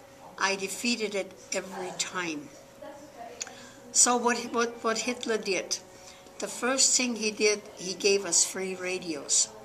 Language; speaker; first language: English; non-native, fluent; German